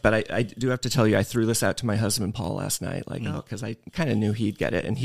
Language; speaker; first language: English; native; English